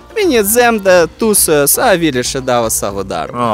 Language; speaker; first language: Latvian; non-native, local second language; Russian